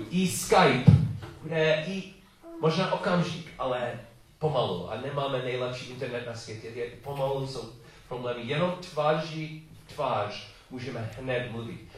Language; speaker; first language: Czech; non-native, learner; English